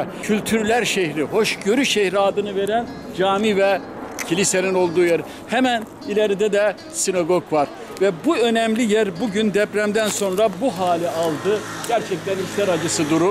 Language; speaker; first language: Turkish; native; Turkish